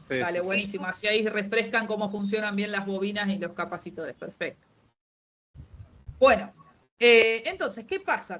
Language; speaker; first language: Spanish; native; Spanish